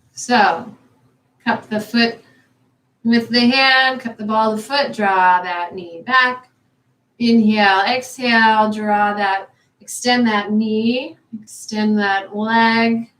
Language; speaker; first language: English; native; English